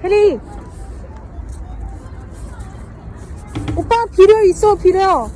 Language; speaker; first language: Korean; non-native, fluent; Cantonese